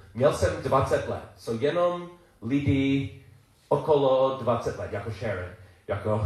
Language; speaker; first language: Czech; non-native, learner; English